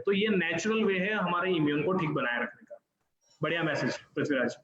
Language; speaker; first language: Hindi; non-native, local second language; Gujarati